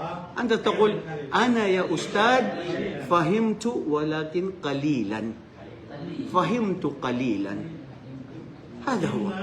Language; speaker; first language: Arabic; non-native, fluent; Filipino